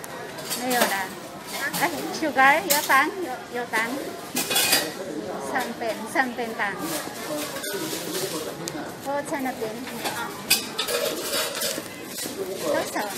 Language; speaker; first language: Chinese; non-native, learner; Filipino